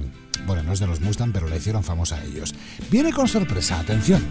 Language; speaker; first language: Spanish; native; Spanish